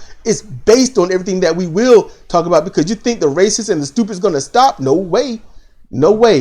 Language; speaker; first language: English; native; English